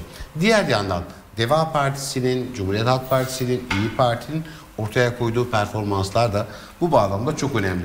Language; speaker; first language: Turkish; native; Turkish